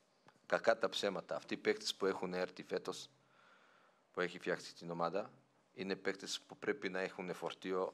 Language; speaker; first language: Greek; non-native, fluent; Serbian